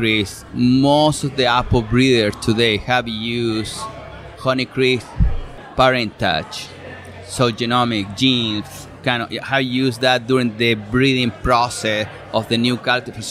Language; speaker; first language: English; non-native, fluent; Spanish